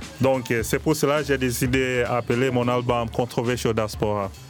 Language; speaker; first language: French; non-native, learner; Swahili